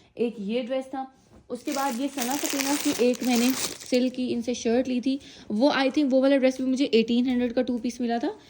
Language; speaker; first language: Urdu; native; Urdu